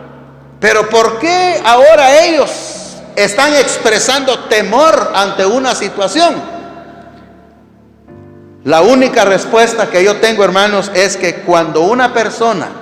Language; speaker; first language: Spanish; native; Spanish